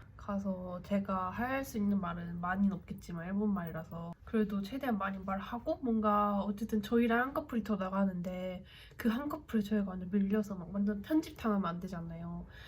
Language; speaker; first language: Korean; native; Korean